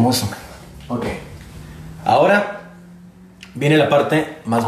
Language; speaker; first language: Spanish; native; Spanish